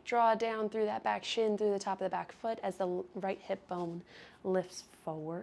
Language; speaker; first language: English; native; English